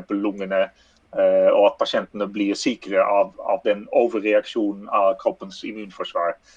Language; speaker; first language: Norwegian; non-native, fluent; Dutch